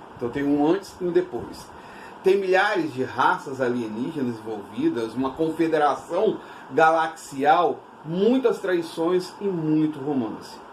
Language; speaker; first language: Portuguese; native; Portuguese